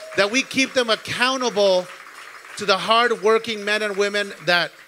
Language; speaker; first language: English; early bilingual, other home language; Spanish